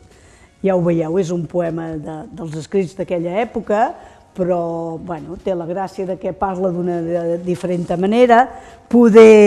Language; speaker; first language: Catalan; native; Catalan